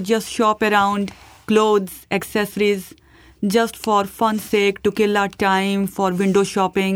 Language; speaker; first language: English; non-native, local second language; Hindi